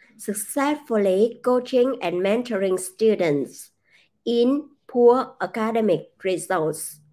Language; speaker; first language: English; non-native, fluent; Vietnamese